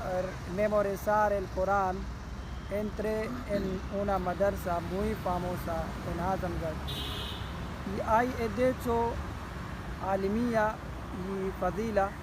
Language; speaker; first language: Spanish; non-native, learner; Urdu